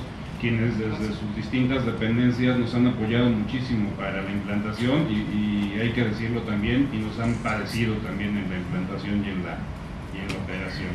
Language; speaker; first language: Spanish; native; Spanish